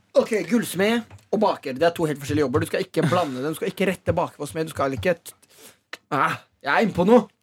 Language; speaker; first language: Norwegian; native; Norwegian